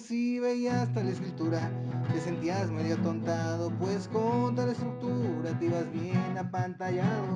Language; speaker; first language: Spanish; native; Spanish